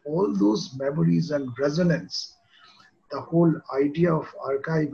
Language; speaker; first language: English; non-native, local second language; Bangla